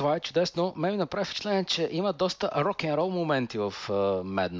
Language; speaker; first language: Bulgarian; native; Bulgarian